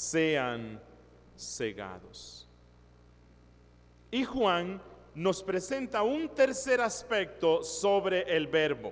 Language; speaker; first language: Spanish; native; Spanish